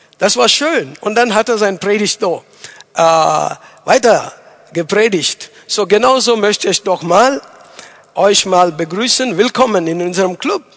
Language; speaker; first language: German; non-native, fluent; Tamil